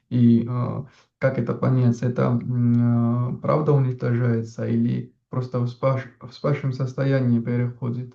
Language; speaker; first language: Russian; non-native, local second language; Georgian